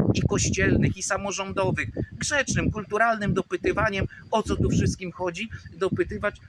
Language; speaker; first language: Polish; native; Polish